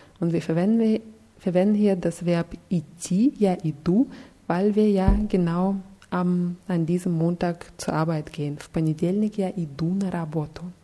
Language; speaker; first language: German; non-native, fluent; Russian